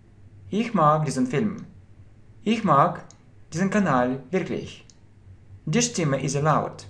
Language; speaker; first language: German; non-native, fluent; Russian